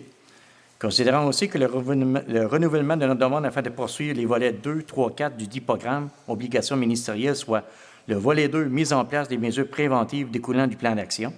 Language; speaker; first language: French; native; French